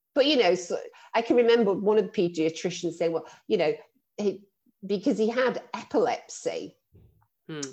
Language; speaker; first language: English; native; English